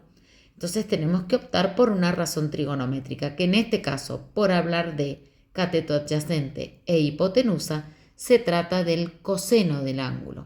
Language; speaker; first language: Spanish; native; Spanish